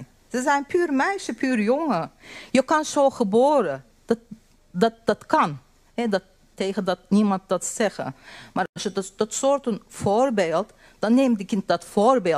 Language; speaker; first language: Dutch; non-native, learner; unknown